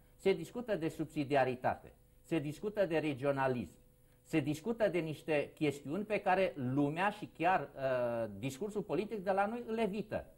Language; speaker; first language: Romanian; native; Romanian